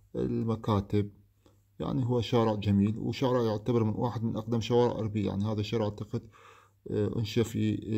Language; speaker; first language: Arabic; native; Arabic